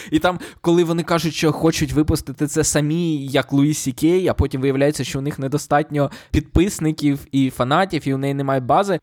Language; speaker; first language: Ukrainian; native; Ukrainian